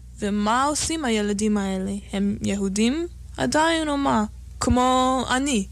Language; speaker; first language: Hebrew; non-native, fluent; English